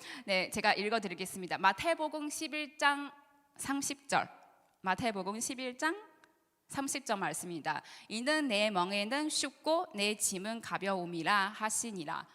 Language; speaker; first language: Korean; non-native, learner; Chinese